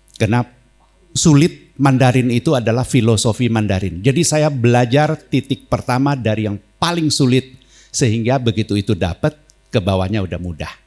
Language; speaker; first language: Indonesian; native; Indonesian